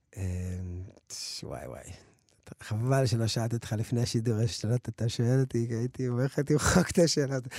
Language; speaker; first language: Hebrew; early bilingual, other home language; English